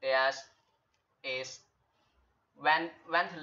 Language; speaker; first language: English; non-native, learner; Chinese